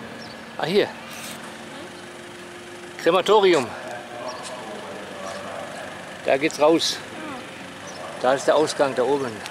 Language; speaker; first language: German; native; German